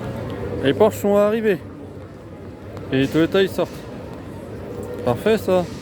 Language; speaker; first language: French; native; French